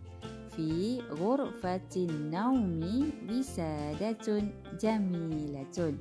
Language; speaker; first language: Arabic; non-native, fluent; Malay